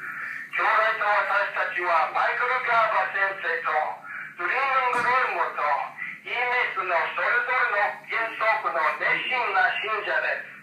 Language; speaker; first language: Japanese; non-native, learner; English